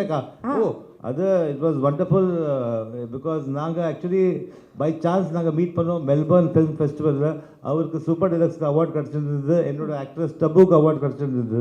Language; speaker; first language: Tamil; early bilingual, heritage; Tamil